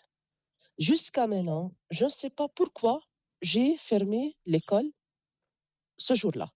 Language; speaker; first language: French; non-native, local second language; Arabic